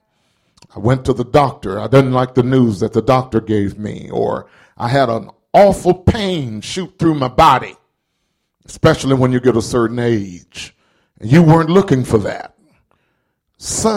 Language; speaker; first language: English; native; English